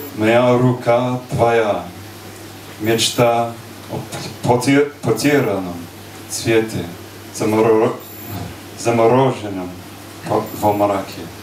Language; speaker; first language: Russian; non-native, learner; English